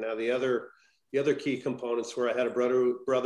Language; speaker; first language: English; native; English